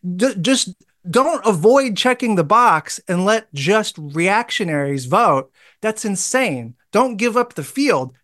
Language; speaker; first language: English; native; English